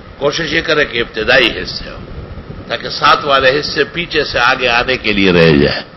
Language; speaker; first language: Urdu; non-native, local second language; Pashto